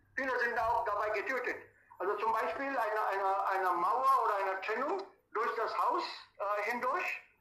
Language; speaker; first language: German; non-native, fluent; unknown